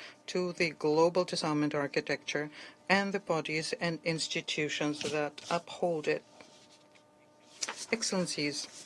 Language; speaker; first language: English; non-native, fluent; Portuguese